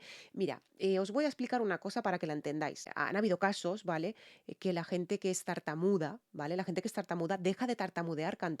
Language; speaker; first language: Spanish; native; Spanish